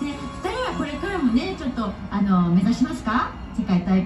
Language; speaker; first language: Japanese; native; Japanese